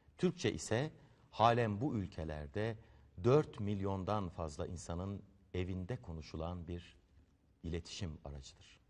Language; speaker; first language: Turkish; native; Turkish